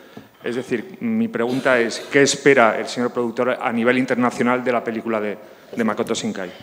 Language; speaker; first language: Spanish; native; Spanish